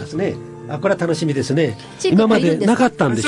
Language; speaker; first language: Japanese; native; Japanese